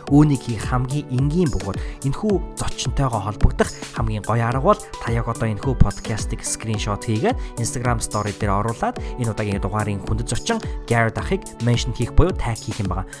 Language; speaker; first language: Mongolian; native; Mongolian